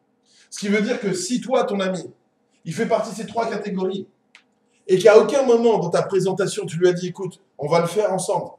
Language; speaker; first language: French; native; French